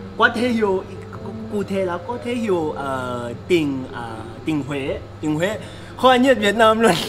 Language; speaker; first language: Vietnamese; non-native, learner; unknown